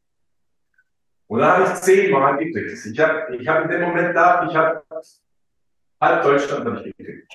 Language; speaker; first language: German; early bilingual, other home language; Croatian